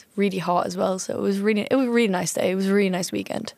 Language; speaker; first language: English; native; English